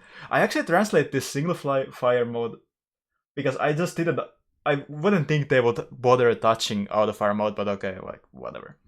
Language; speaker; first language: English; non-native, fluent; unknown